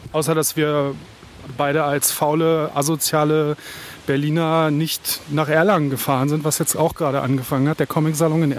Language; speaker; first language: German; native; German